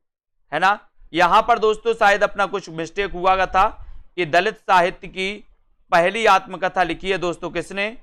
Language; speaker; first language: Hindi; native; Hindi